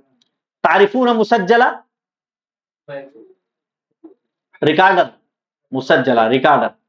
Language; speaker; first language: Arabic; non-native, fluent; Urdu